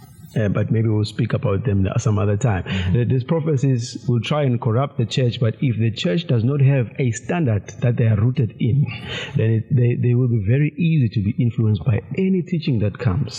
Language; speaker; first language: English; non-native, local second language; Zulu